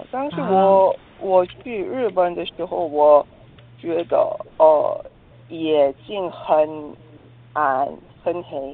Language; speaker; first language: Chinese; non-native, learner; Korean